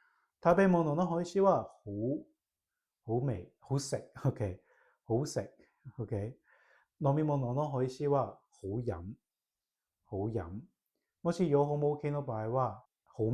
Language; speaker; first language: Japanese; non-native, fluent; Cantonese